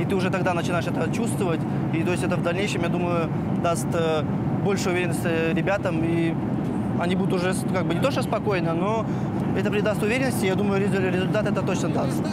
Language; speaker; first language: Russian; native; Russian